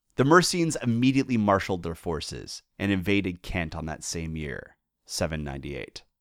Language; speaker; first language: English; native; English